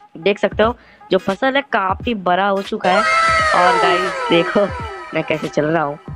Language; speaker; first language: Hindi; non-native, local second language; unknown